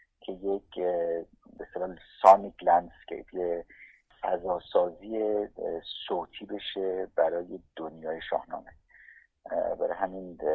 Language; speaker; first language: Persian; native; Persian